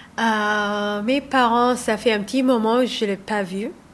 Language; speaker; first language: French; non-native, learner; Somali